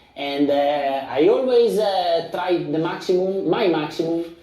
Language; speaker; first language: English; non-native, fluent; Italian